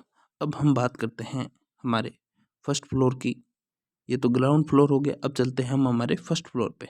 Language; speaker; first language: Hindi; native; Hindi